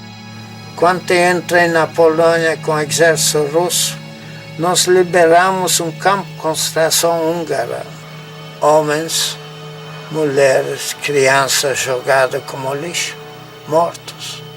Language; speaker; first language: Portuguese; non-native, fluent; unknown